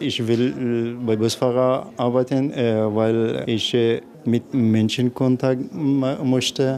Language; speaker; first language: German; non-native, learner; Arabic